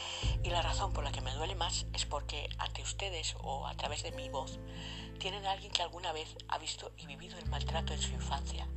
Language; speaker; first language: Spanish; native; Spanish